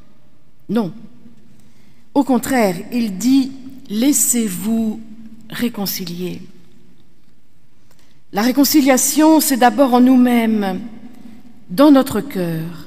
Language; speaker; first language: French; native; French